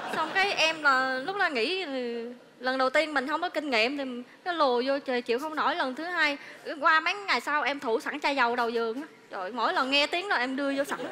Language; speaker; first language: Vietnamese; native; Vietnamese